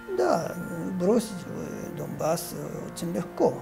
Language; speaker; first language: Russian; non-native, fluent; Japanese